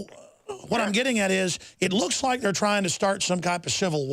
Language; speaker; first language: English; native; English